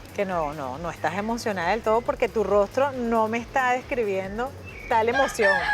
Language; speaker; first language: Spanish; native; Spanish